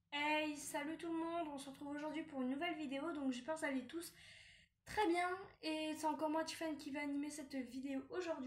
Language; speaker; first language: French; native; French